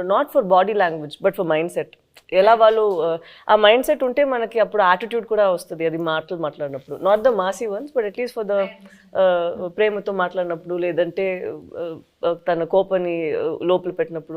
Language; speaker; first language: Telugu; non-native, local second language; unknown